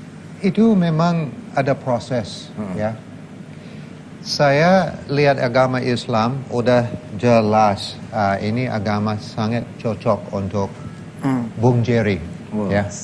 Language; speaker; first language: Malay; non-native, fluent; English